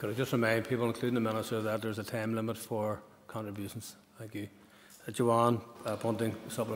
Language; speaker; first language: English; native; English